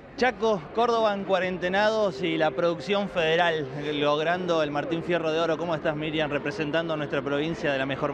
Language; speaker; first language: Spanish; native; Spanish